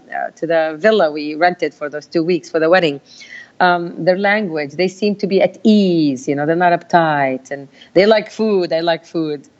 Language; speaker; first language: English; non-native, fluent; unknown